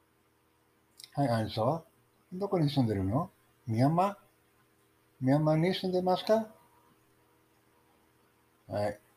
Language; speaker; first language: Japanese; non-native, learner; English